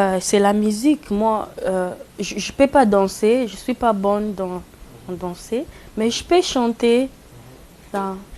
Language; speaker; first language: French; non-native, local second language; Lingala